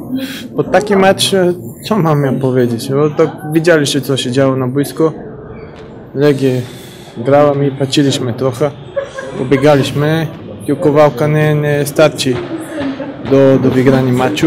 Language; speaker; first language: Polish; non-native, learner; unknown